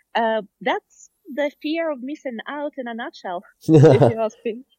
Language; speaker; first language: English; non-native, fluent; Russian